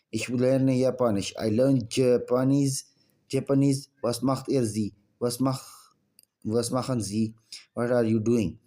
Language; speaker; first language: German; non-native, learner; Urdu